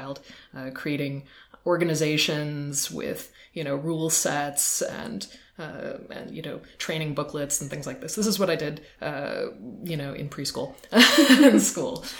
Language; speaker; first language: English; native; English